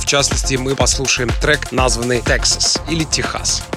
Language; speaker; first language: Russian; native; Russian